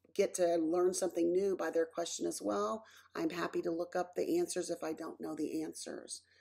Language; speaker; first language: English; native; English